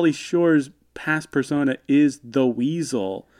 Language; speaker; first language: English; native; English